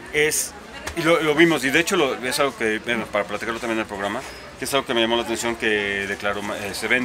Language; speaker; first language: Spanish; native; Spanish